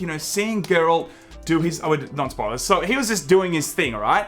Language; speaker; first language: English; native; English